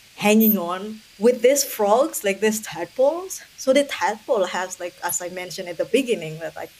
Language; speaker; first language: English; non-native, fluent; Indonesian